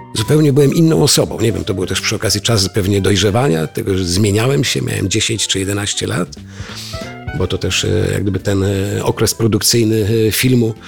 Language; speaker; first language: Polish; native; Polish